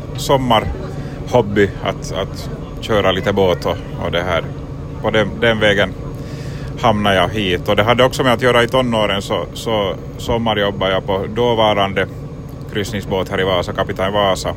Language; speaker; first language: Swedish; native; Swedish